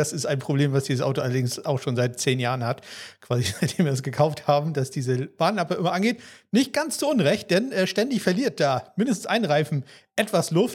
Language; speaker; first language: German; native; German